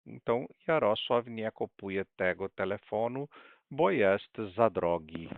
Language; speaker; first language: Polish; non-native, fluent; Portuguese